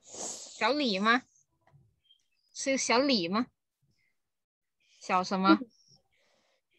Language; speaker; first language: Chinese; non-native, fluent; Vietnamese